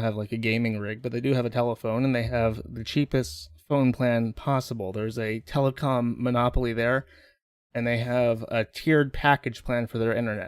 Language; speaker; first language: English; native; English